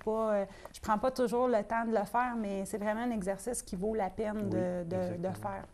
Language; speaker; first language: French; native; French